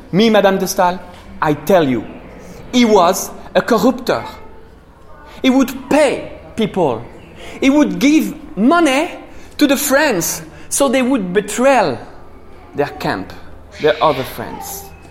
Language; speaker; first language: English; non-native, fluent; French